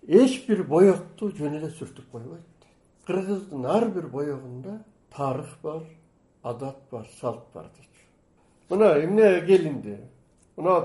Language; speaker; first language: Kyrgyz; native; Kyrgyz